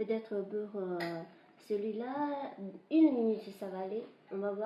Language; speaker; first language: French; non-native, fluent; Chinese